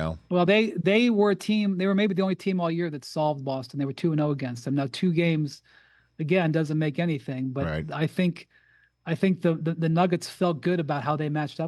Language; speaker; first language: English; native; English